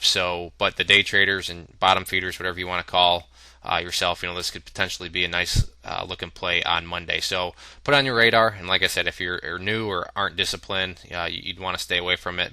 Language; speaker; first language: English; native; English